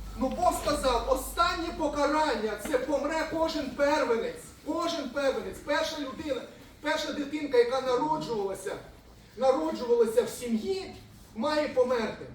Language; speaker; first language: Ukrainian; native; Ukrainian